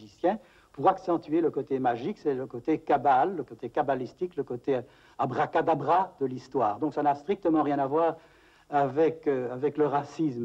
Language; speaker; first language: French; native; French